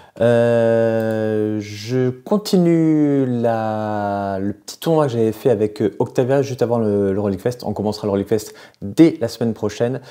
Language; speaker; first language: French; native; French